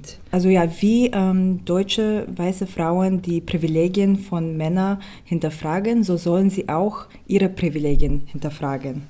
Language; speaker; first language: German; non-native, fluent; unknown